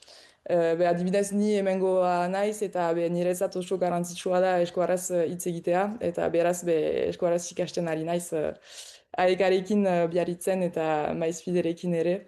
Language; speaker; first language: Basque; non-native, local second language; French